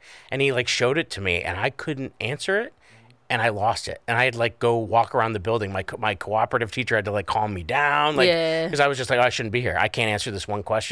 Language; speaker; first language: English; native; English